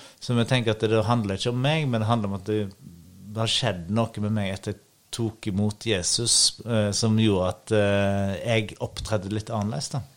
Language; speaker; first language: Norwegian; native; Norwegian